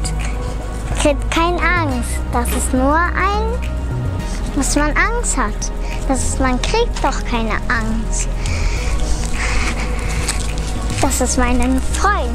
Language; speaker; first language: German; early bilingual, other home language; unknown